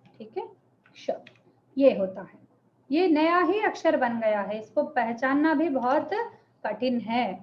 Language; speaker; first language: Hindi; non-native, local second language; Telugu